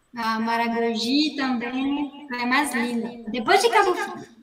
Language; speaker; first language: Portuguese; non-native, fluent; French